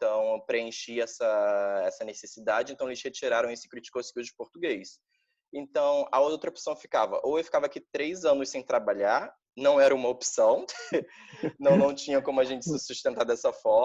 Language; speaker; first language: Portuguese; native; Portuguese